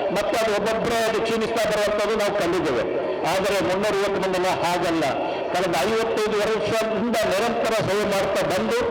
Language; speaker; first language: Kannada; non-native, local second language; Tulu